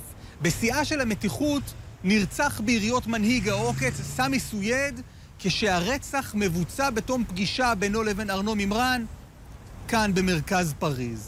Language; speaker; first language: Hebrew; native; Hebrew